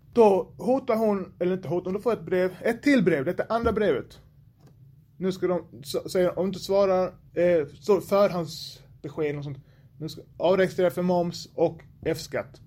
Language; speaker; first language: Swedish; native; Swedish